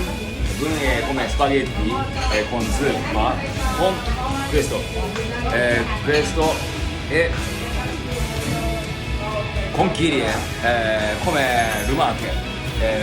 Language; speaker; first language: Italian; non-native, learner; Japanese